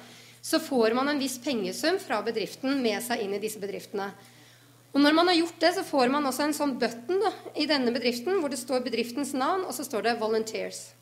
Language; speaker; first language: Norwegian; native; Norwegian